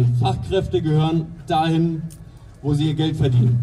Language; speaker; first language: German; native; German